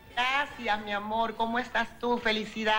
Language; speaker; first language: Spanish; native; Spanish